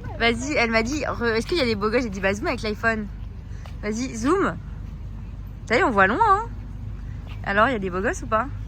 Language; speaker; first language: French; early bilingual, other home language; Vietnamese